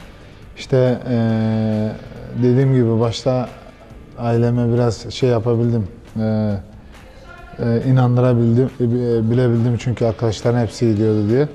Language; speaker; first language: Turkish; early bilingual, heritage; Turkish